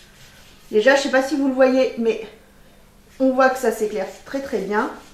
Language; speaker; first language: French; native; French